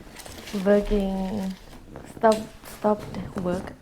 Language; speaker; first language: English; non-native, learner; Thai